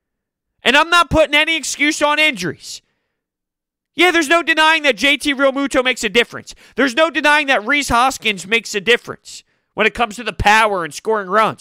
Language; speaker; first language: English; native; English